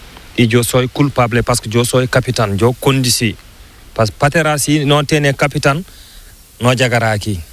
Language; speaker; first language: Spanish; non-native, learner; Fula